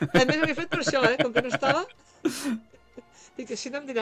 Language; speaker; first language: Catalan; native; Catalan